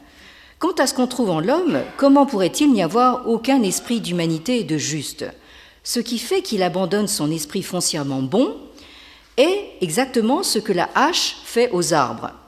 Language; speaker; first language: French; native; French